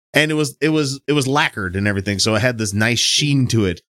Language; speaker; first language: English; native; English